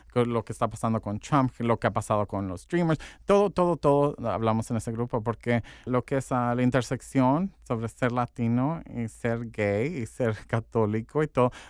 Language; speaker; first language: Spanish; early bilingual, heritage; Spanish